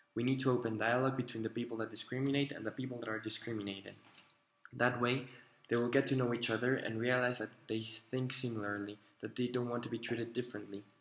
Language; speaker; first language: English; non-native, fluent; Spanish